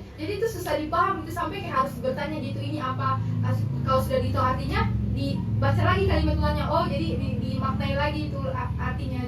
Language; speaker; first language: Indonesian; native; Indonesian